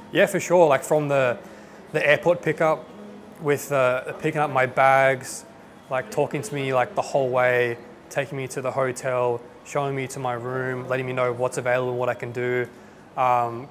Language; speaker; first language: English; native; English